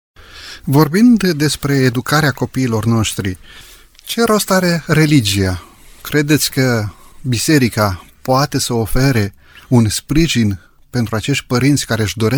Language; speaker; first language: Romanian; native; Romanian